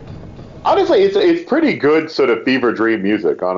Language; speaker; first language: English; native; English